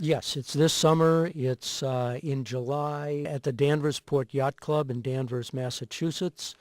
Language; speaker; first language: English; native; English